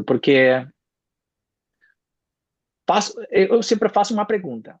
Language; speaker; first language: Portuguese; non-native, fluent; Spanish